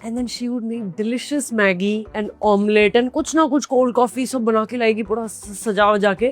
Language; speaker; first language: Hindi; native; Hindi